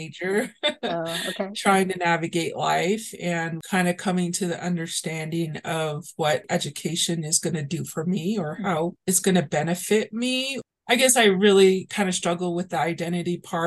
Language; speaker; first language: English; early bilingual, other home language; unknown